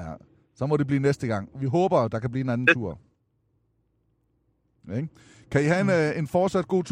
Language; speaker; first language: Danish; native; Danish